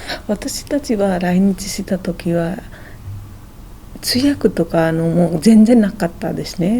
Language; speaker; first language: Japanese; non-native, fluent; Nepali